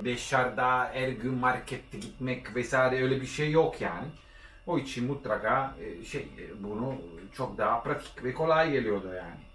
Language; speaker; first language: Turkish; non-native, learner; Italian